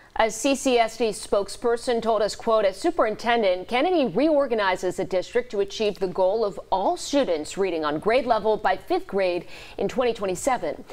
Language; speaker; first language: English; native; English